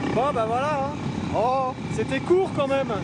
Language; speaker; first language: French; native; French